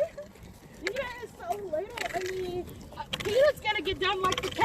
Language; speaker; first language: English; native; English